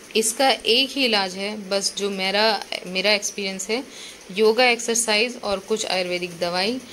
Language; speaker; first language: Hindi; native; Hindi